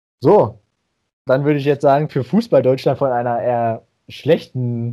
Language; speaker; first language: German; native; German